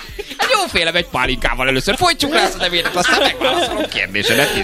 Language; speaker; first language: Hungarian; native; Hungarian